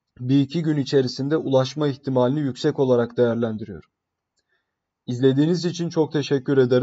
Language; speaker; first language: Turkish; native; Turkish